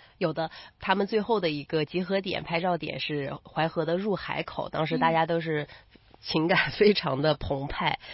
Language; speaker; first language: Chinese; native; Chinese